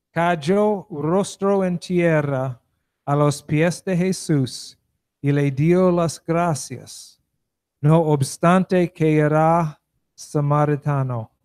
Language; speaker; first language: Spanish; non-native, learner; English